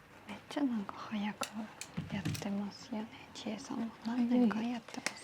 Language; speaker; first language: Japanese; non-native, fluent; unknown